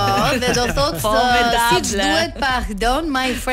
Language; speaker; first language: Albanian; native; Albanian